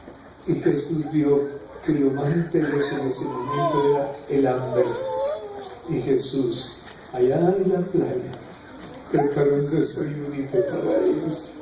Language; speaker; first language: Spanish; native; Spanish